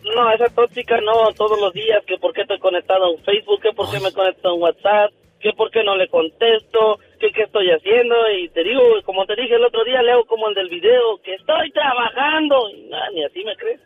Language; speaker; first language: Spanish; native; Spanish